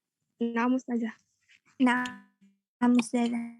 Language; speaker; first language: Arabic; non-native, learner; Indonesian